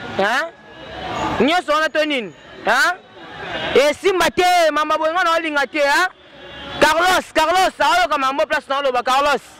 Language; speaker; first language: Lingala; native; Lingala